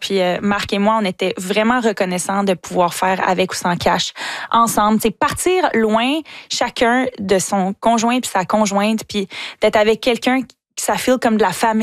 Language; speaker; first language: French; native; French